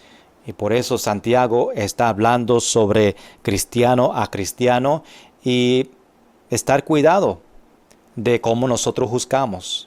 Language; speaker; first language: Spanish; non-native, fluent; English